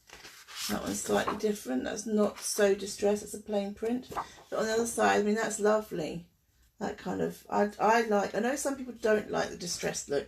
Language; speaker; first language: English; native; English